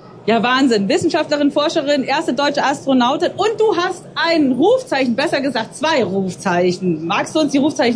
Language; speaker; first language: German; native; German